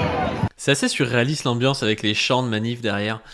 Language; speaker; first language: French; native; French